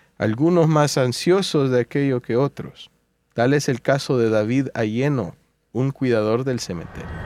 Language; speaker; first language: Spanish; early bilingual, heritage; Spanish